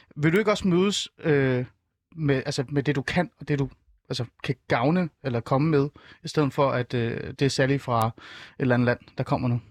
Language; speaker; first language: Danish; early bilingual, other home language; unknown